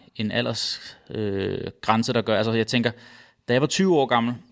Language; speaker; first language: Danish; native; Danish